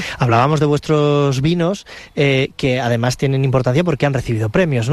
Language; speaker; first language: Spanish; native; Spanish